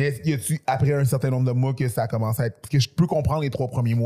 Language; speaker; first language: French; native; French